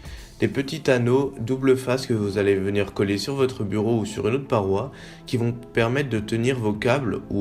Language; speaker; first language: French; native; French